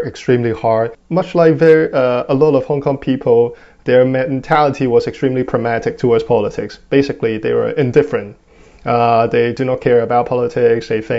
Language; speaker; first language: English; non-native, local second language; Cantonese